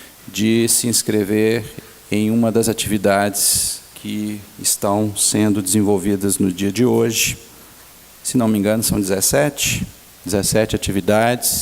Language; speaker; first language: Portuguese; native; Portuguese